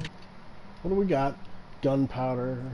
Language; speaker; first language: English; native; English